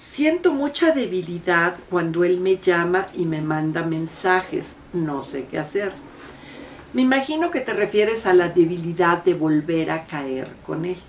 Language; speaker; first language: Spanish; native; Spanish